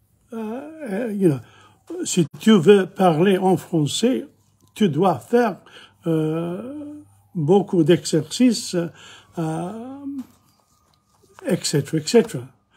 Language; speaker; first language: French; non-native, fluent; English